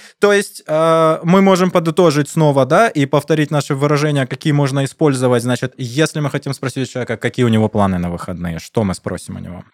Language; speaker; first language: Russian; native; Russian